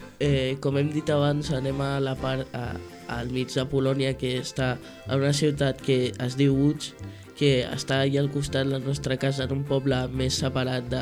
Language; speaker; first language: Catalan; early bilingual, heritage; Catalan